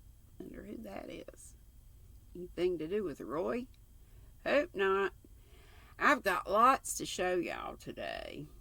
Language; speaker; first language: English; native; English